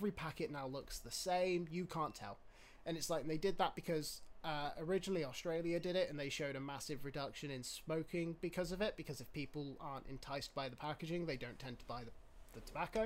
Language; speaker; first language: English; native; English